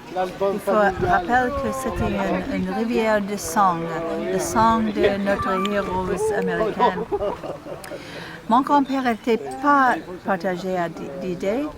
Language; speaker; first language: French; non-native, learner; English